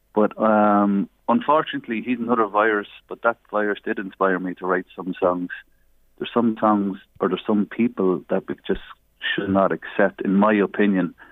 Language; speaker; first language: English; native; English